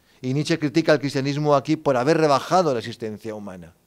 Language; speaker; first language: Spanish; native; Spanish